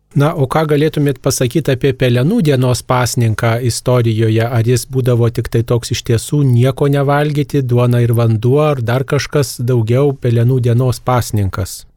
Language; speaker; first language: Lithuanian; native; Lithuanian